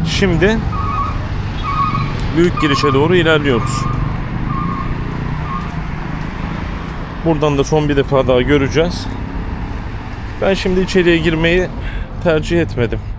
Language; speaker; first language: Turkish; native; Turkish